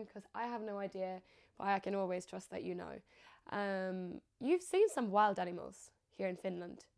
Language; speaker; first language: English; non-native, fluent; Finnish